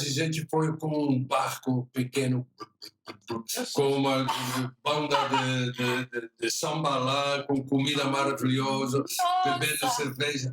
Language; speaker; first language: Portuguese; non-native, fluent; Dutch